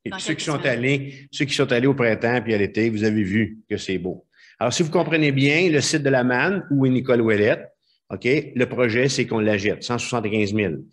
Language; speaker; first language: French; native; French